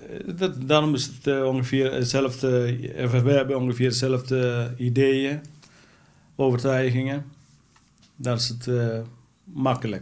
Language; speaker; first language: Dutch; non-native, fluent; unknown